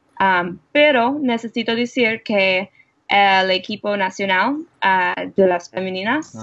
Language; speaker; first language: Spanish; non-native, learner; English